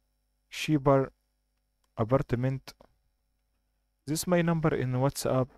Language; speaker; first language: English; non-native, learner; Arabic